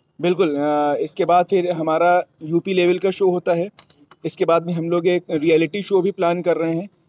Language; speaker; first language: Hindi; native; Hindi